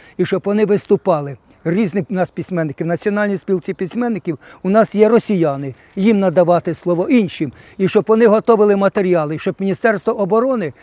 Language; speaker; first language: Ukrainian; non-native, local second language; Russian